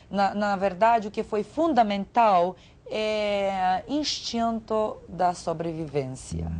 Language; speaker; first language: Portuguese; non-native, fluent; Serbian